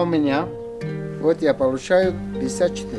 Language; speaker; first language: Russian; non-native, local second language; Armenian